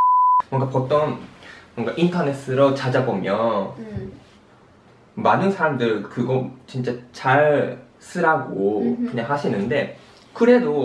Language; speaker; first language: Korean; non-native, fluent; Japanese